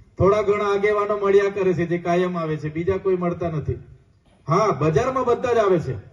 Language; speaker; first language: Gujarati; non-native, local second language; Vasavi